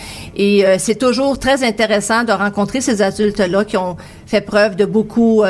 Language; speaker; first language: French; native; French